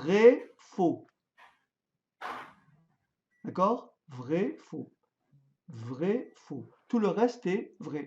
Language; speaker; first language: French; native; French